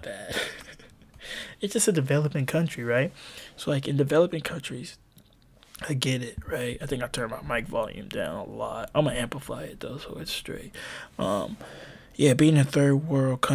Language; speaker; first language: English; native; English